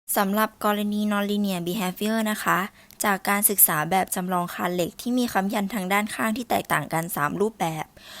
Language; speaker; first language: Thai; native; Thai